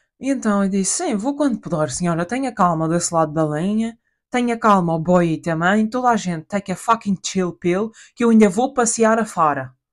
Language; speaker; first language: Portuguese; native; Portuguese